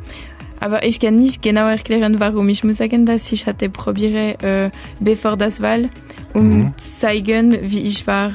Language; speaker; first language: German; non-native, local second language; French